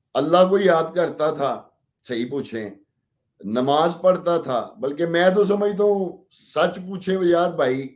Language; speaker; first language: Urdu; non-native, local second language; Punjabi